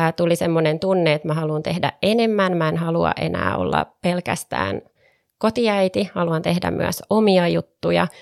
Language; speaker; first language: Finnish; non-native, local second language; Swedish